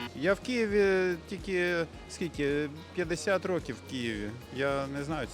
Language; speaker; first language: Ukrainian; non-native, local second language; Russian